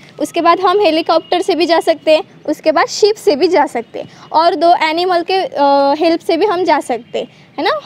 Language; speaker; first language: Hindi; non-native, local second language; Marathi